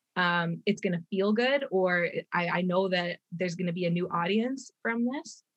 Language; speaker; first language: English; native; English